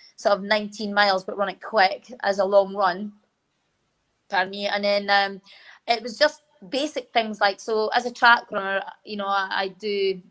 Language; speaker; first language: English; native; English